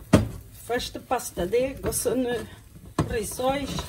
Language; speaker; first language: Swedish; non-native, fluent; Portuguese